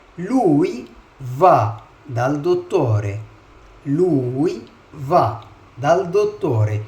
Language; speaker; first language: Italian; non-native, fluent; Arabic